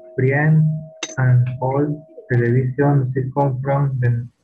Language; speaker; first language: English; non-native, fluent; Spanish